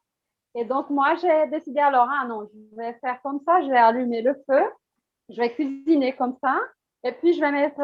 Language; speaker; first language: French; non-native, fluent; Portuguese